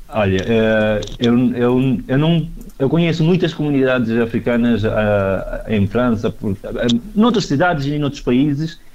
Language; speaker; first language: Portuguese; non-native, local second language; Kabuverdianu